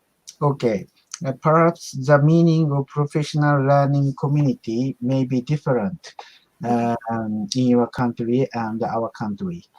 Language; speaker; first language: English; non-native, learner; Japanese